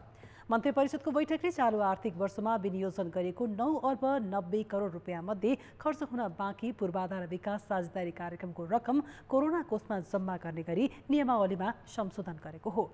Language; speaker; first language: Nepali; native; Nepali